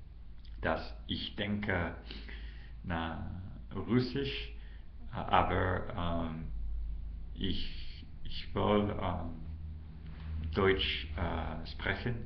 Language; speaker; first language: German; non-native, learner; English